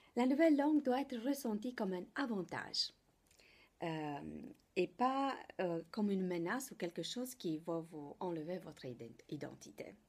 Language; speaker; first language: French; non-native, fluent; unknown